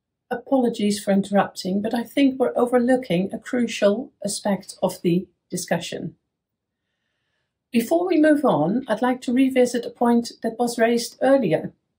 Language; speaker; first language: English; non-native, fluent; Dutch